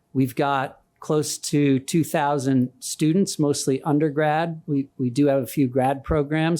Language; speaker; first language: English; native; English